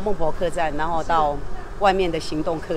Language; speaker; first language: Chinese; native; Chinese